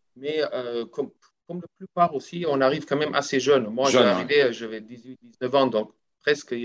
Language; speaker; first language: French; non-native, fluent; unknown